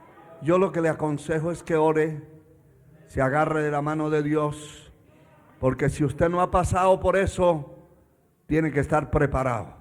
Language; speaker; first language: Spanish; native; Spanish